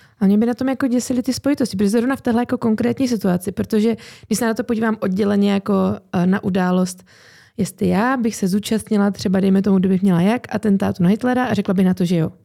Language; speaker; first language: Czech; native; Czech